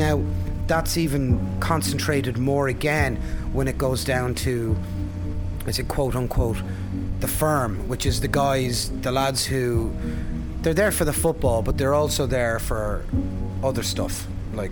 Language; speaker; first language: English; native; English